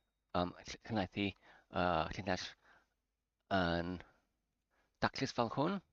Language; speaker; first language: Welsh; non-native, learner; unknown